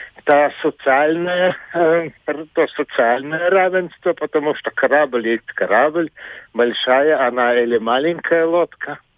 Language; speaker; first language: Russian; non-native, local second language; Latvian